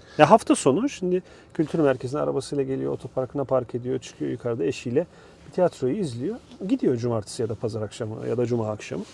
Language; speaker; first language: Turkish; early bilingual, heritage; Turkish